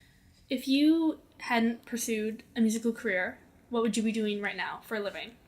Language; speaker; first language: English; native; English